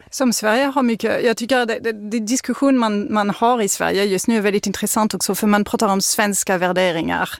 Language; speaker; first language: Swedish; non-native, fluent; French